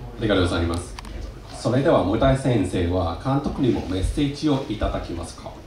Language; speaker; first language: Japanese; non-native, fluent; Cantonese